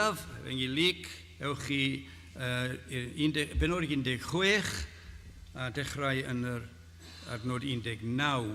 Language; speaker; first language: Welsh; native; Welsh